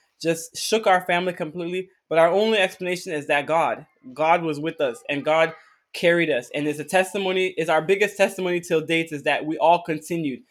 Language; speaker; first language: English; early bilingual, other home language; Akan